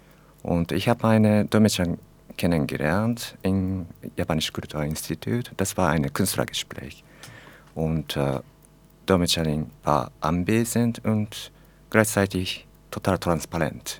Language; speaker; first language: German; non-native, learner; Japanese